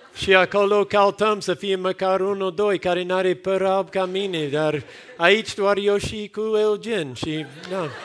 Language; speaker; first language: Romanian; non-native, fluent; English